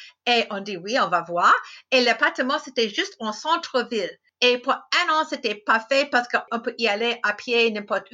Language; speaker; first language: French; non-native, fluent; English